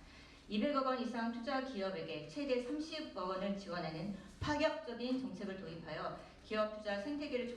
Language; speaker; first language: Korean; native; Korean